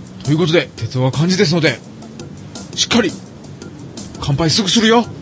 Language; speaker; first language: Japanese; native; Japanese